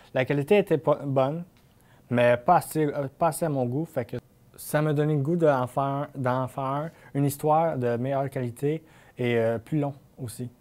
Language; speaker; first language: French; native; French